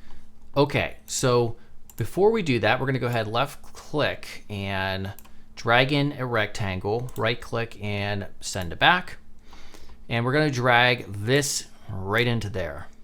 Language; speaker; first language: English; native; English